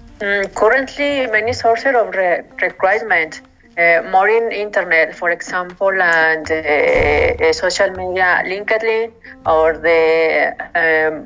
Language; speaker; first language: English; non-native, learner; Spanish